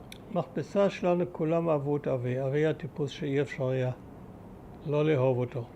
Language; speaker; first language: Hebrew; early bilingual, other home language; German